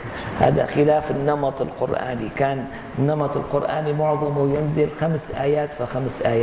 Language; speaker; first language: Arabic; native; Arabic